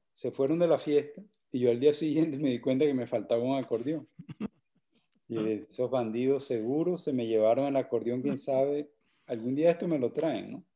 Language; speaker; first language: Spanish; native; Spanish